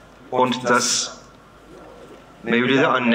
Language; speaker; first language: German; early bilingual, other home language; Turkish